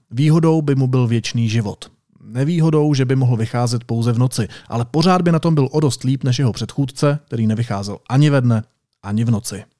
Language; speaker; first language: Czech; native; Czech